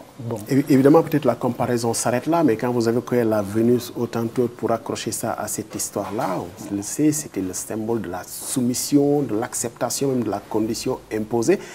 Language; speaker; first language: French; non-native, local second language; Wolof